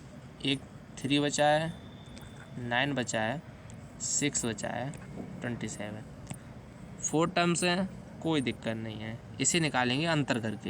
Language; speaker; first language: Hindi; native; Hindi